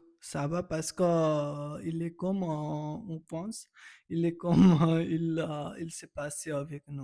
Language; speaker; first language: French; non-native, learner; Nepali